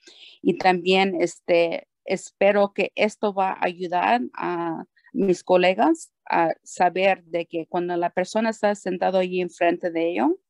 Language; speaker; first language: Spanish; early bilingual, heritage; Spanish